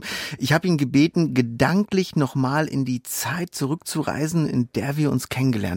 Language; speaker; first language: German; native; German